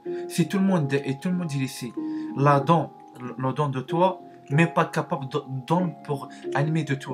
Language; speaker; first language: French; non-native, learner; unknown